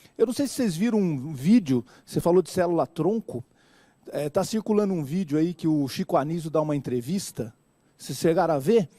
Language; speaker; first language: Portuguese; native; Portuguese